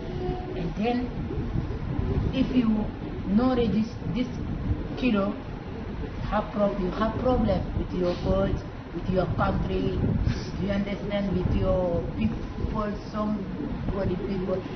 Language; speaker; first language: English; non-native, learner; Wolof